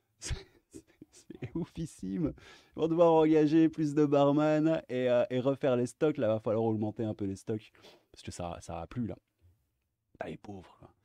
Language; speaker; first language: French; native; French